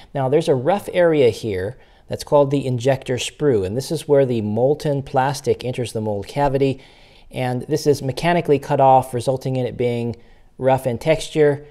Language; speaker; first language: English; native; English